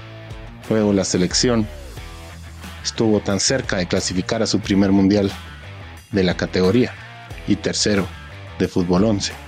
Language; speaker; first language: Spanish; native; Spanish